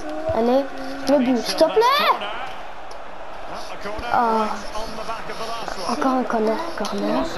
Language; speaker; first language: French; native; French